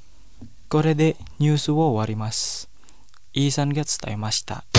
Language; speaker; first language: Japanese; non-native, fluent; Indonesian